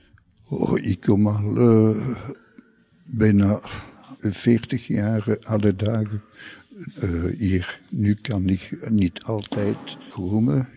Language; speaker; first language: Dutch; non-native, local second language; French